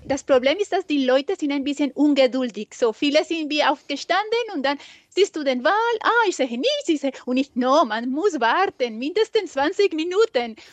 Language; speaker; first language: German; non-native, learner; Spanish